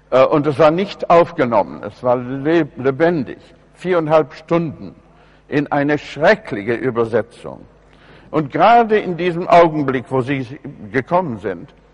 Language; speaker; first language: German; non-native, fluent; English